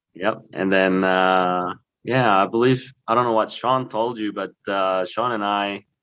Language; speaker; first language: English; early bilingual, other home language; Korean